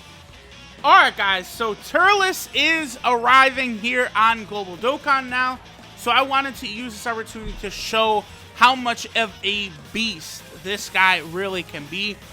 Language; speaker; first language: English; native; English